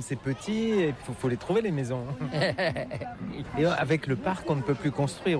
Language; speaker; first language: French; native; French